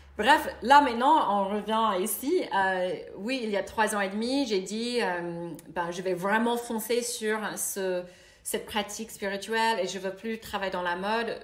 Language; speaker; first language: French; non-native, fluent; English